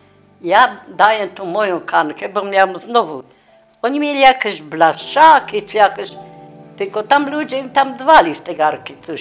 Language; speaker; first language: Polish; non-native, local second language; Kashubian